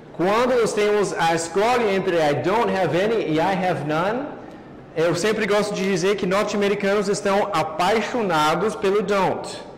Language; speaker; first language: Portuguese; non-native, fluent; English